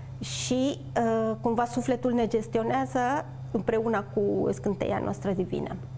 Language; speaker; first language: Romanian; non-native, fluent; Spanish